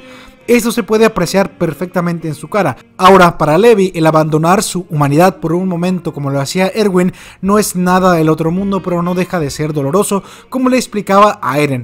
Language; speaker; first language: Spanish; native; Spanish